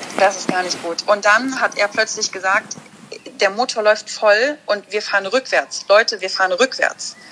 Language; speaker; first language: German; early bilingual, other home language; Russian